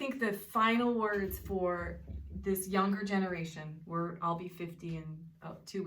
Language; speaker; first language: English; native; English